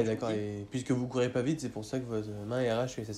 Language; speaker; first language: French; native; French